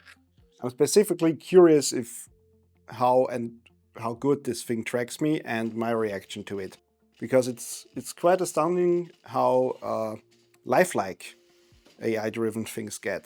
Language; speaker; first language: English; non-native, fluent; German